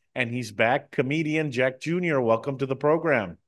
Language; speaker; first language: English; native; English